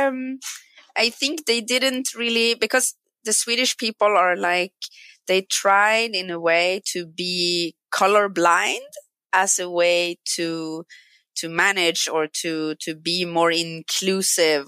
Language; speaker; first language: English; non-native, fluent; Swedish